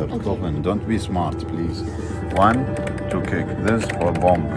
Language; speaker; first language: English; non-native, learner; Arabic